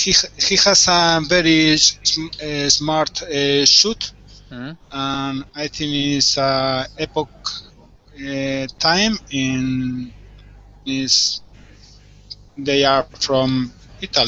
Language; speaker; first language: English; non-native, learner; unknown